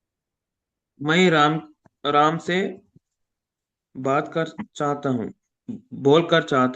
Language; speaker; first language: Hindi; non-native, learner; Telugu